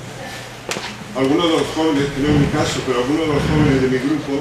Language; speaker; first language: Spanish; native; Spanish